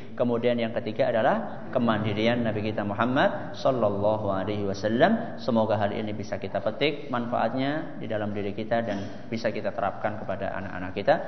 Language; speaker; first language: Indonesian; non-native, local second language; Javanese